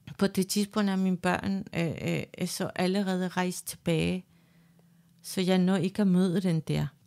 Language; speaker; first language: Danish; non-native, fluent; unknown